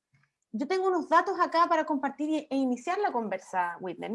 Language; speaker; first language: Spanish; native; Spanish